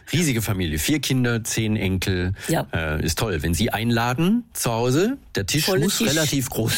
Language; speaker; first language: German; native; German